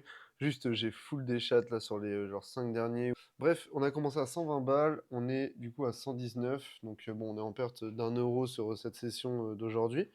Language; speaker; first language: French; native; French